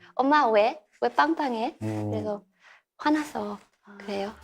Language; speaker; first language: Korean; non-native, learner; English